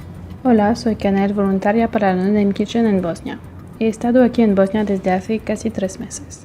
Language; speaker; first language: Spanish; non-native, fluent; Portuguese